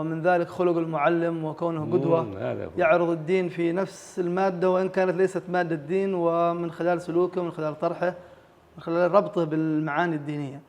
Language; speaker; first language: Arabic; native; Arabic